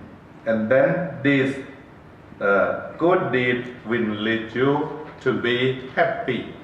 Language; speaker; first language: English; non-native, learner; Thai